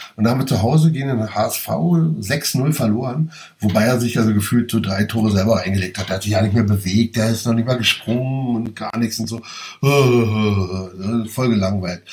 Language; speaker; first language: German; native; German